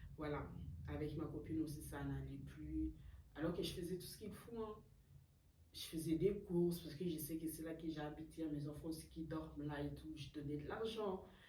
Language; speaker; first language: French; early bilingual, other home language; Lingala